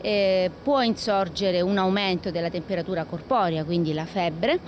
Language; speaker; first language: Italian; native; Italian